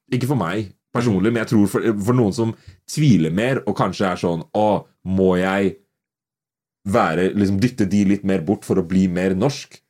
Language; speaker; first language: Norwegian; early bilingual, other home language; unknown